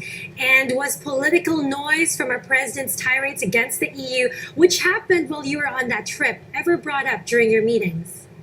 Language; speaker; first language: English; non-native, local second language; Filipino